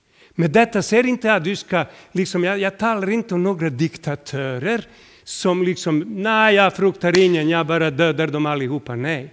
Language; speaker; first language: Swedish; non-native, fluent; Serbian